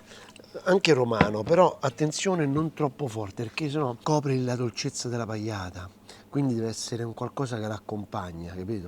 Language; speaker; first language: Italian; native; Italian